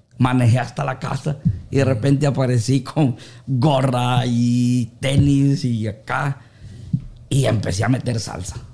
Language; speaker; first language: Spanish; native; Spanish